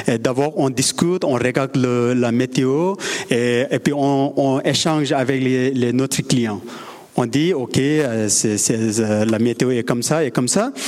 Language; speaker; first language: French; non-native, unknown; Sherpa